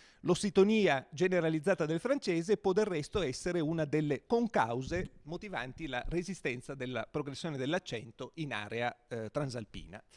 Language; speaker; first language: Italian; native; Italian